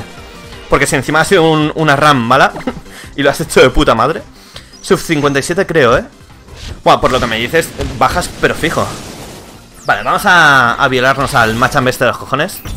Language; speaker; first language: Spanish; native; Spanish